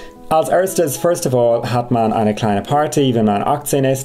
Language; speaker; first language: German; non-native, fluent; English